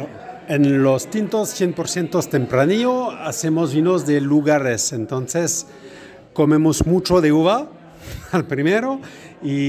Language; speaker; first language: Spanish; non-native, fluent; French